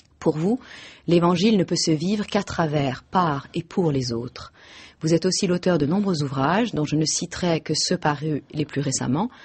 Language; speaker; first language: French; native; French